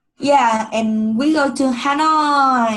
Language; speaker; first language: English; non-native, learner; Vietnamese